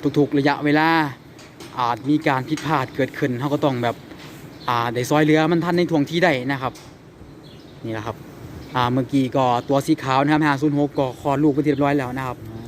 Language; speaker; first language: Thai; native; Thai